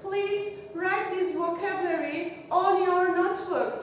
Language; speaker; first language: English; non-native, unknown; Turkish